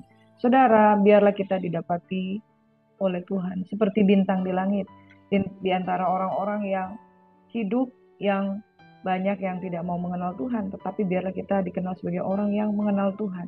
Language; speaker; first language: Indonesian; native; Indonesian